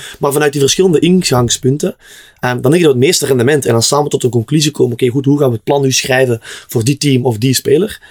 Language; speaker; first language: Dutch; native; Dutch